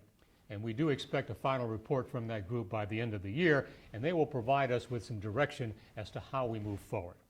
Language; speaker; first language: English; native; English